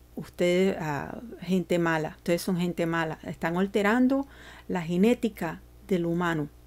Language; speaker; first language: Spanish; early bilingual, heritage; Spanish